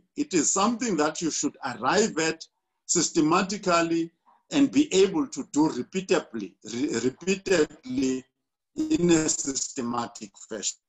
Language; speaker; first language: English; non-native, local second language; Xhosa